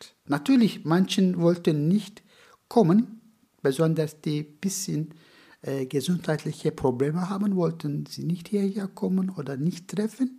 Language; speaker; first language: German; non-native, fluent; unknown